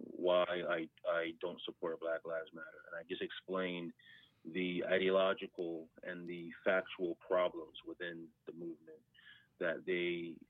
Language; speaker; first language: English; early bilingual, other home language; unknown